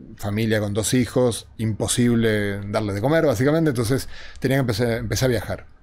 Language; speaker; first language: Spanish; native; Spanish